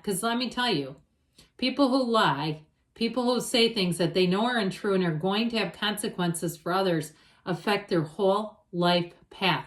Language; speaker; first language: English; native; English